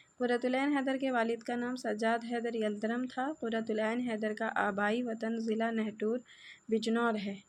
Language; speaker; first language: Urdu; native; Urdu